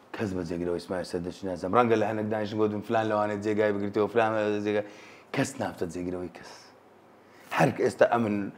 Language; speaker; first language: Central Kurdish; native; Central Kurdish